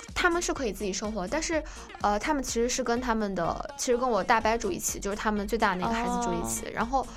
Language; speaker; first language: Chinese; native; Chinese